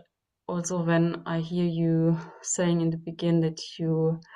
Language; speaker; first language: English; non-native, fluent; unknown